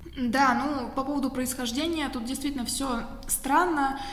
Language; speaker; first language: Russian; native; Russian